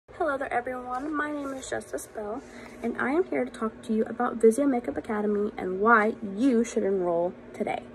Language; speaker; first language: English; native; English